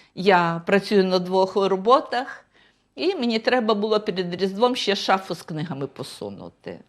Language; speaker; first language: Ukrainian; non-native, fluent; Russian